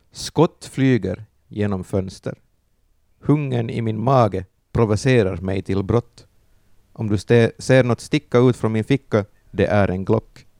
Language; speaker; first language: Swedish; native; Swedish